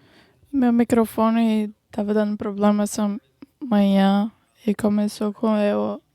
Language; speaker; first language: Portuguese; non-native, fluent; English